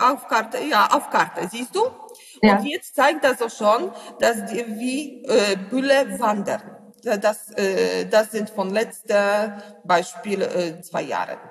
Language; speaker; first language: German; non-native, learner; Polish